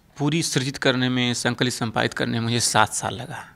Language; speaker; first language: Hindi; native; Hindi